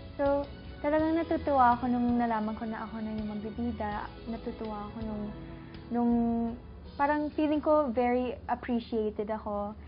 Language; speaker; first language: Filipino; early bilingual, other home language; English